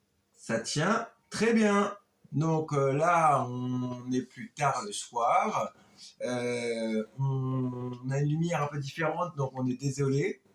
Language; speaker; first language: French; native; French